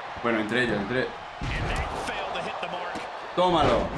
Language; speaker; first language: Spanish; native; Spanish